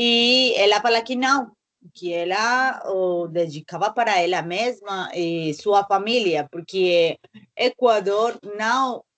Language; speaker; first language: Portuguese; non-native, learner; Spanish